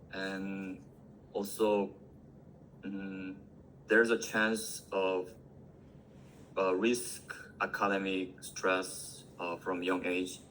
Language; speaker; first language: English; non-native, learner; Korean